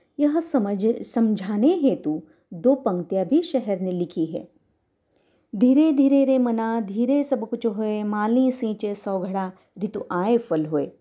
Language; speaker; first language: Hindi; non-native, local second language; Marathi